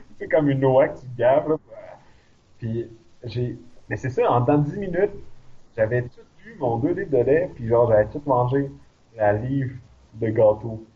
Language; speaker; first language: French; native; French